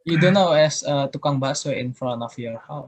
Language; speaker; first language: English; non-native, learner; Indonesian